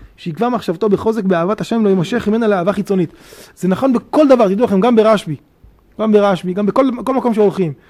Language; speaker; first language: Hebrew; native; Hebrew